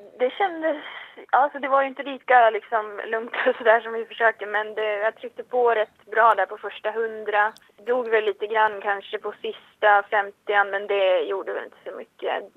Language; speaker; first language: Swedish; native; Swedish